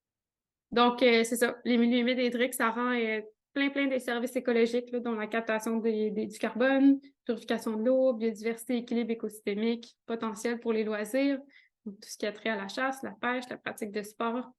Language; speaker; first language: French; native; French